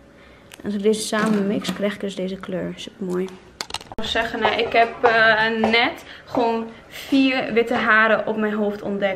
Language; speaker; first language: Dutch; native; Dutch